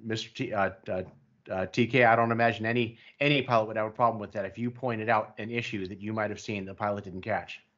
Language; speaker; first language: English; native; English